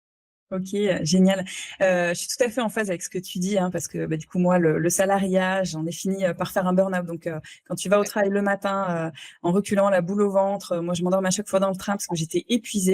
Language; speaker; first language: French; native; French